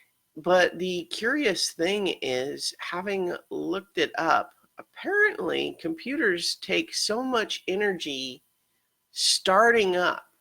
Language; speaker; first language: English; native; English